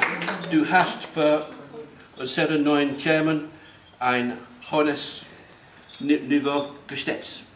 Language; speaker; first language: German; non-native, learner; English